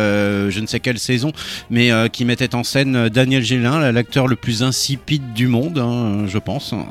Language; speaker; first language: French; native; French